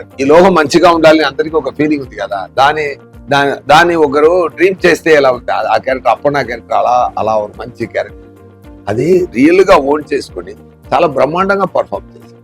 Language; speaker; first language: Telugu; non-native, learner; Tamil